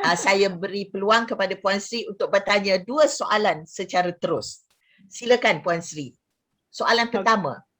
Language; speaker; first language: Malay; native; Malay